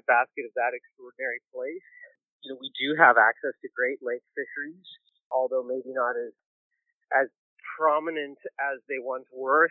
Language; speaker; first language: English; native; English